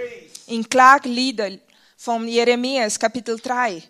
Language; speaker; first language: German; non-native, fluent; Portuguese